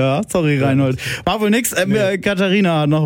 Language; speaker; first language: German; native; German